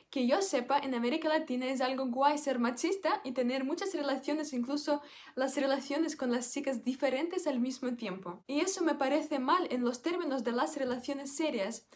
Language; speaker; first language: Spanish; non-native, fluent; Russian